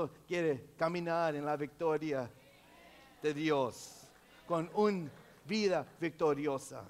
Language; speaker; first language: Spanish; non-native, local second language; English